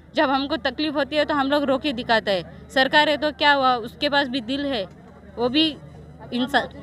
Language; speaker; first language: Hindi; non-native, local second language; Kannada